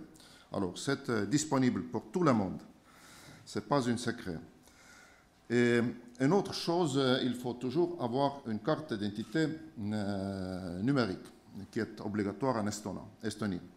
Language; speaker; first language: French; non-native, fluent; Estonian